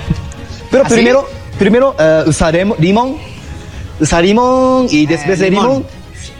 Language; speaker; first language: Spanish; non-native, learner; Japanese